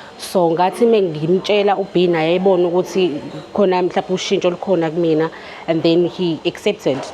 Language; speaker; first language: Zulu; native; Zulu